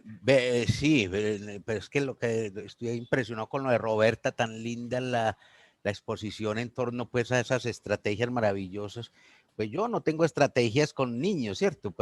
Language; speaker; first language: Spanish; native; Spanish